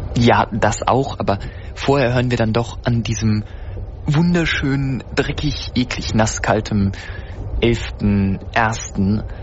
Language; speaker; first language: German; native; German